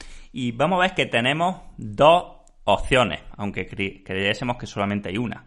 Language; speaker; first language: Spanish; native; Spanish